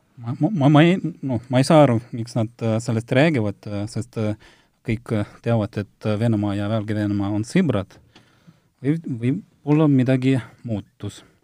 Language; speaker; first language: Estonian; non-native, local second language; Russian